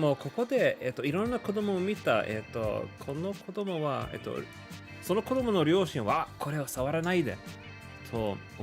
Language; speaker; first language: Japanese; non-native, learner; English